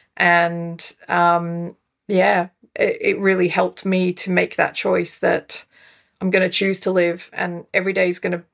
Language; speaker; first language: English; native; English